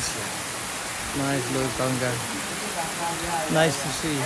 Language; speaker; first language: English; non-native, learner; Dutch